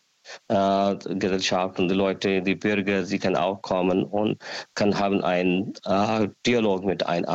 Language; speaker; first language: German; non-native, learner; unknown